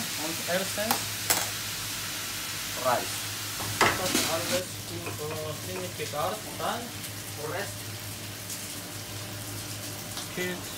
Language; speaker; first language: German; non-native, learner; Korean